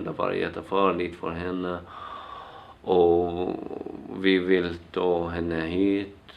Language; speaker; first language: Swedish; non-native, fluent; Arabic